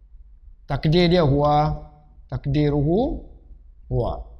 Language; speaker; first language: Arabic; non-native, fluent; Malay